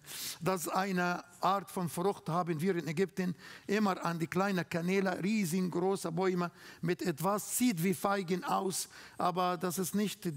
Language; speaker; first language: German; non-native, fluent; Arabic